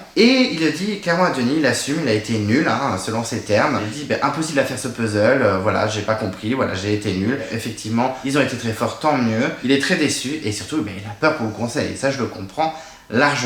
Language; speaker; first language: French; native; French